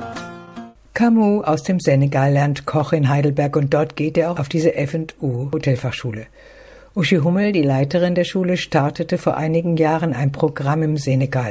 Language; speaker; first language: German; native; German